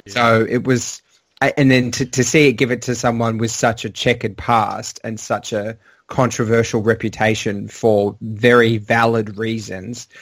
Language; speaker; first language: English; native; English